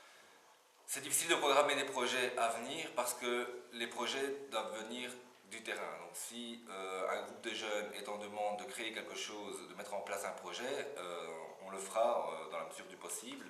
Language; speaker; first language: French; native; French